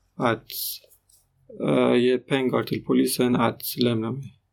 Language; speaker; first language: Swedish; non-native, learner; Persian